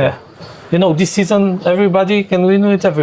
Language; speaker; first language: English; non-native, learner; Polish